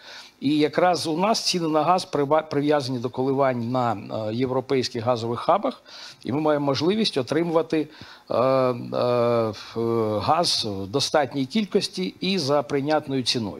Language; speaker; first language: Ukrainian; native; Ukrainian